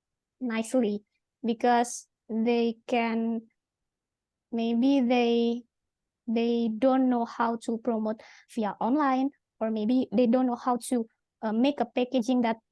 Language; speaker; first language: English; non-native, learner; Indonesian